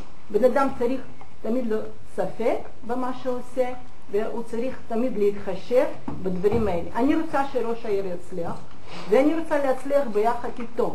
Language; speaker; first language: Hebrew; non-native, fluent; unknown